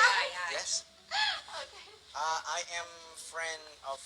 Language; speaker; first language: English; non-native, learner; Indonesian